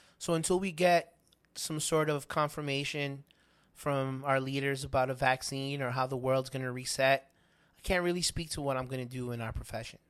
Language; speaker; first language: English; native; English